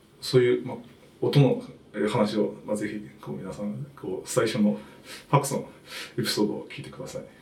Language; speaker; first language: Japanese; non-native, fluent; Chinese